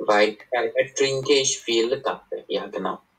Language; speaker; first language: German; non-native, learner; Bangla